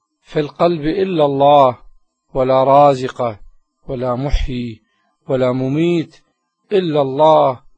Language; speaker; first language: Arabic; native; Arabic